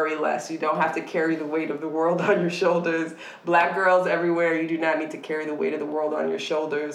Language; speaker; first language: English; native; English